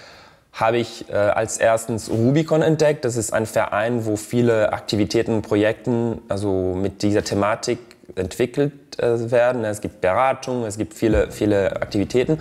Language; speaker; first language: German; non-native, fluent; Portuguese